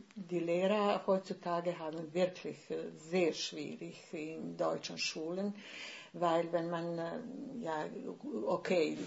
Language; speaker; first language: German; non-native, fluent; Bosnian